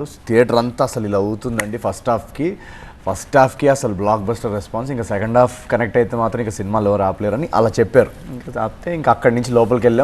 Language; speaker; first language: Telugu; native; Telugu